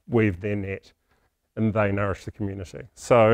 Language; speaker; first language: English; native; English